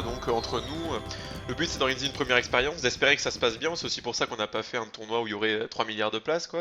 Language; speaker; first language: French; native; French